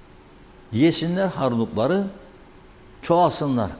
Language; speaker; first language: Turkish; native; Turkish